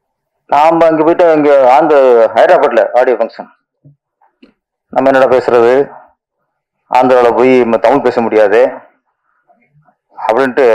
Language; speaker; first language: Tamil; native; Tamil